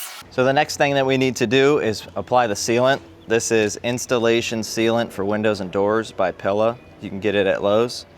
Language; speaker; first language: English; native; English